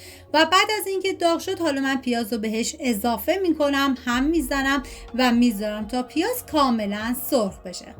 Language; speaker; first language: Persian; native; Persian